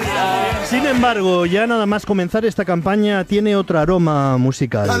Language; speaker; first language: Spanish; native; Spanish